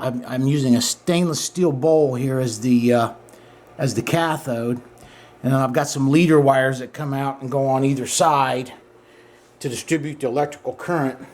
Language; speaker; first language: English; native; English